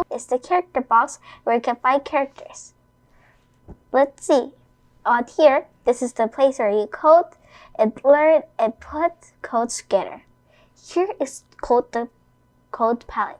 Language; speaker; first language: English; non-native, fluent; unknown